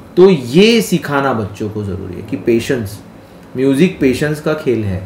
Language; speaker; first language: Hindi; non-native, local second language; Marathi